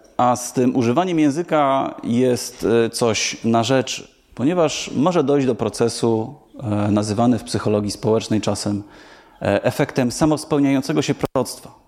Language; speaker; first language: Polish; native; Polish